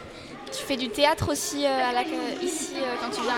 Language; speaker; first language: French; native; French